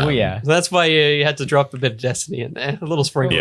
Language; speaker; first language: English; native; English